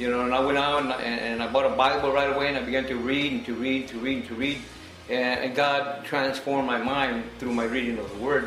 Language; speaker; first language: English; early bilingual, other home language; Spanish